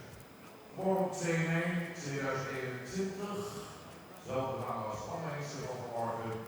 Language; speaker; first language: Dutch; native; Dutch